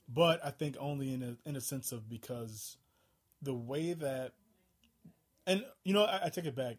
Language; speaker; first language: English; native; English